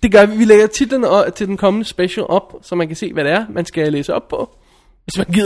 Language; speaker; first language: Danish; native; Danish